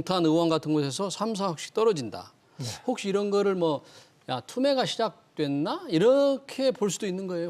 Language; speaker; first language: Korean; native; Korean